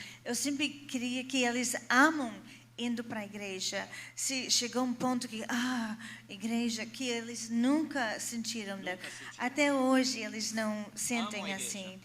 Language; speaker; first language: Portuguese; non-native, fluent; English